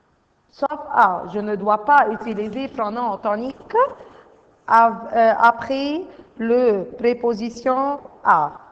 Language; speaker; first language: French; non-native, fluent; Arabic